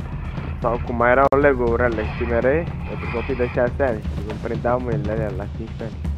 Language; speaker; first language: Romanian; native; Romanian